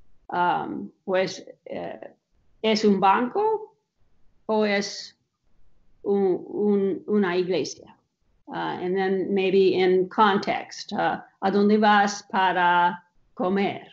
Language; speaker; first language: Spanish; non-native, fluent; English